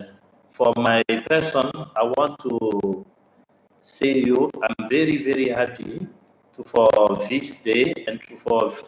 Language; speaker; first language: English; non-native, learner; French